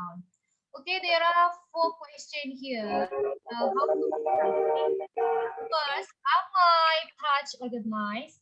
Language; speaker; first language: English; non-native, fluent; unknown